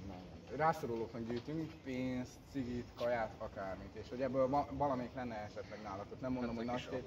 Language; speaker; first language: Hungarian; native; Hungarian